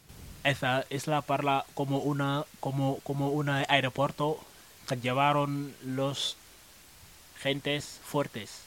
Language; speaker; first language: Spanish; non-native, learner; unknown